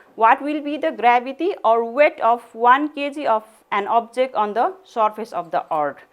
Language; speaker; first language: English; non-native, local second language; Nepali